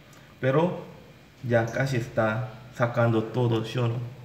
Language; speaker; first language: Spanish; non-native, learner; Korean